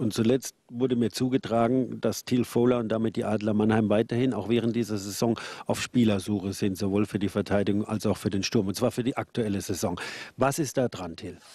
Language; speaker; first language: German; native; German